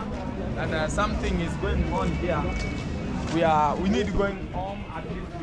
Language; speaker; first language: English; non-native, learner; Swahili